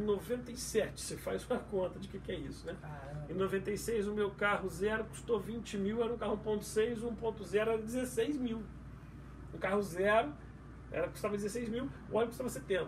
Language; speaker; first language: Portuguese; native; Portuguese